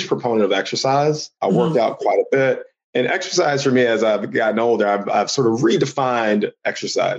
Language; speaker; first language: English; native; English